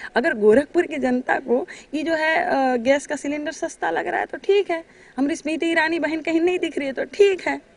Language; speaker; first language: Hindi; native; Hindi